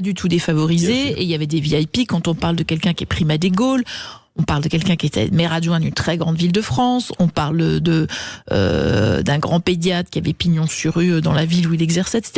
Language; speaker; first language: French; native; French